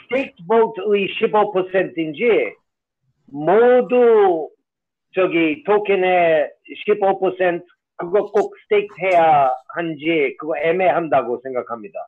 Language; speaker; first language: Korean; non-native, fluent; English